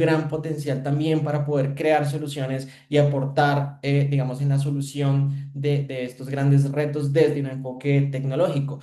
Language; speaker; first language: Spanish; native; Spanish